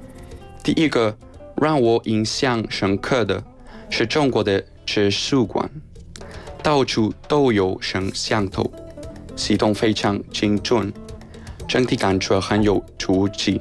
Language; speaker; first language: Chinese; non-native, fluent; Spanish